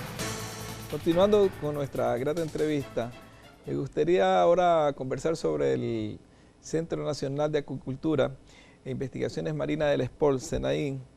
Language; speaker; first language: Spanish; native; Spanish